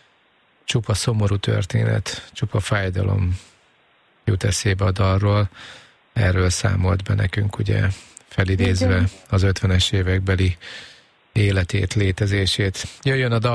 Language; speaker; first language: Hungarian; native; Hungarian